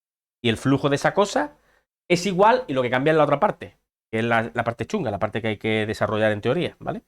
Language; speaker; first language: Spanish; native; Spanish